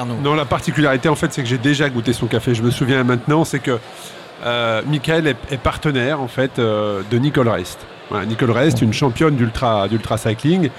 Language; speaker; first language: French; native; French